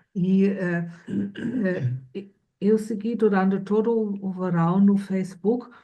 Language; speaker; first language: Portuguese; non-native, fluent; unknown